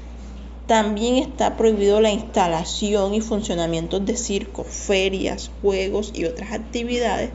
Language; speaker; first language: Spanish; native; Spanish